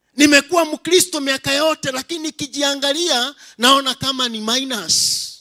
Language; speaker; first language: Swahili; non-native, local second language; Kikuyu